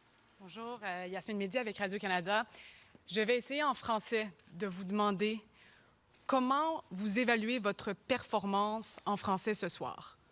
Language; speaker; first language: French; native; French